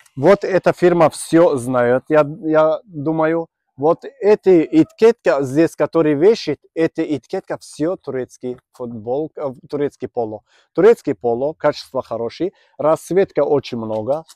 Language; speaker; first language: Russian; non-native, learner; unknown